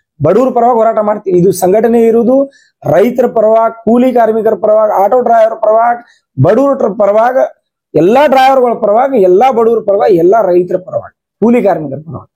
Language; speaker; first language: Kannada; non-native, local second language; Lambadi